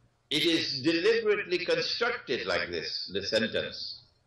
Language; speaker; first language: English; native; English